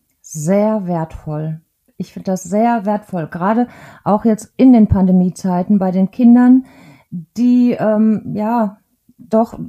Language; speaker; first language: German; native; German